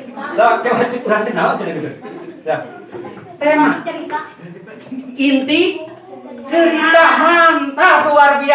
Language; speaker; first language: Indonesian; native; Indonesian